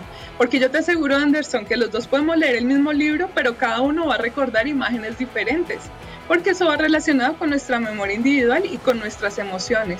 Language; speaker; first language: Spanish; native; Spanish